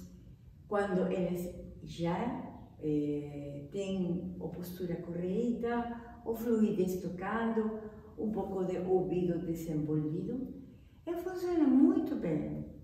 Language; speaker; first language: Portuguese; non-native, fluent; Spanish